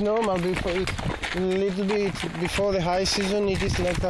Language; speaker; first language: English; non-native, learner; Greek